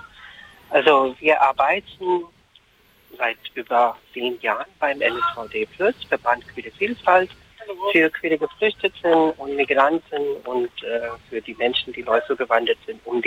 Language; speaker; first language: German; non-native, fluent; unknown